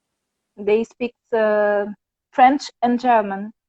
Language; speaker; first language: English; non-native, fluent; Portuguese